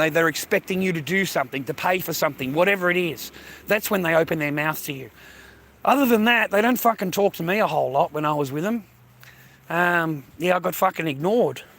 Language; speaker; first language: English; native; English